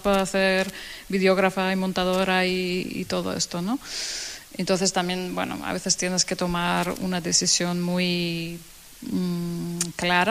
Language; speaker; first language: Spanish; non-native, fluent; Danish